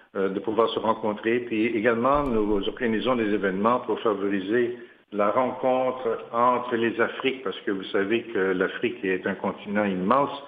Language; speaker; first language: French; native; French